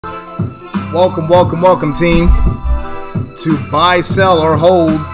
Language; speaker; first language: English; native; English